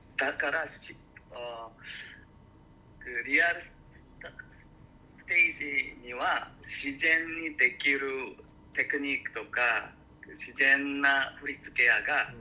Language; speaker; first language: Japanese; non-native, learner; Korean